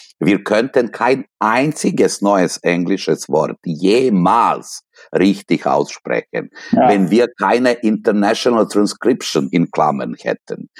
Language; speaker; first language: German; non-native, fluent; Serbian